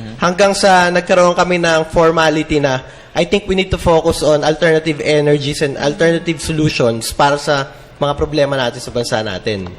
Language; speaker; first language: Filipino; native; Filipino